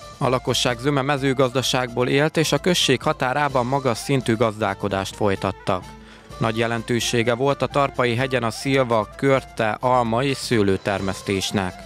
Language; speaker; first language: Hungarian; native; Hungarian